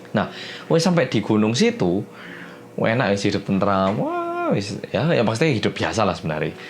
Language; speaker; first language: Indonesian; early bilingual, other home language; Korean